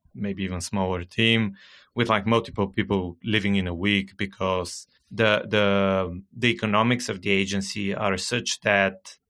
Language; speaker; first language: English; non-native, fluent; Bulgarian